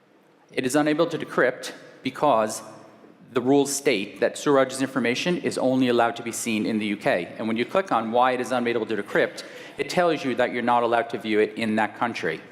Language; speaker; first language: English; native; English